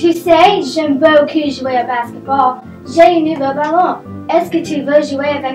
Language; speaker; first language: French; non-native, learner; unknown